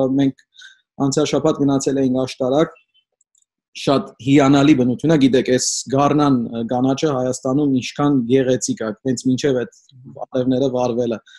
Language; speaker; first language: Armenian; early bilingual, heritage; Armenian